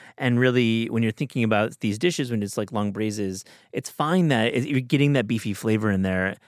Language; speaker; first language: English; native; English